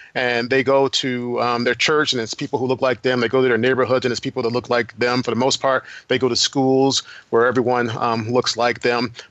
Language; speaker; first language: English; native; English